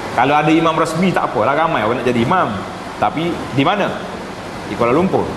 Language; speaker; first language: Malay; native; Malay